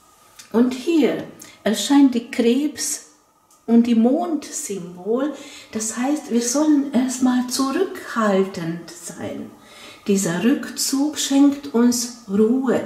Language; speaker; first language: German; non-native, fluent; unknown